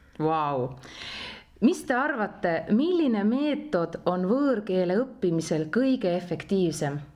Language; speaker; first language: Estonian; native; Estonian